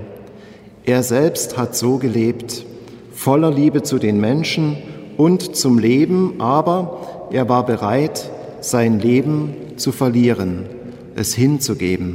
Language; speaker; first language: German; native; German